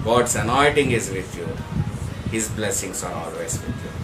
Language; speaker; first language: English; non-native, local second language; Telugu